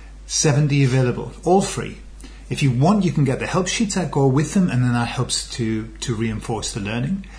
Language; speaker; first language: English; native; English